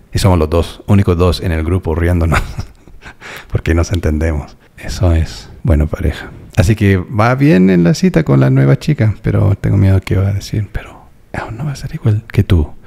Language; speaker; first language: Spanish; non-native, fluent; English